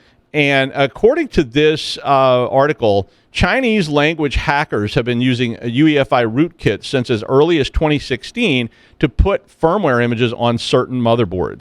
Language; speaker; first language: English; native; English